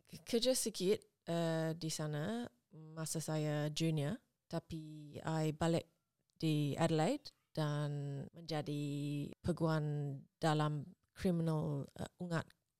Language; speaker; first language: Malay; non-native, learner; English